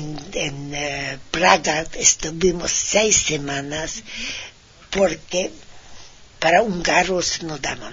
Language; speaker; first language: Spanish; non-native, fluent; Hungarian